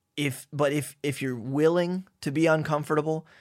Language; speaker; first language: English; native; English